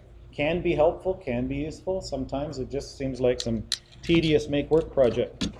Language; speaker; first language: English; native; English